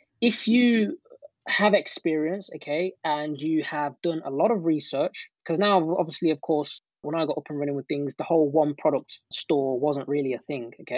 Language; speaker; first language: English; native; English